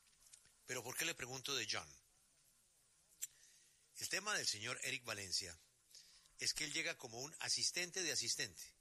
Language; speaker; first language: Spanish; native; Spanish